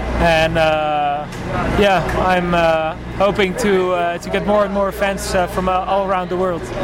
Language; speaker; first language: English; non-native, fluent; Dutch